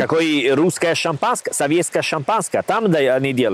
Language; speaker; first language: Russian; non-native, learner; Italian